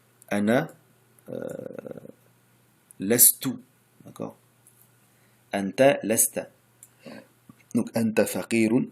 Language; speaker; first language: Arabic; non-native, fluent; French